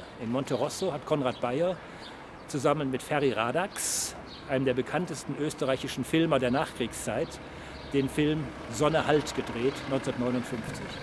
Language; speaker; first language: German; native; German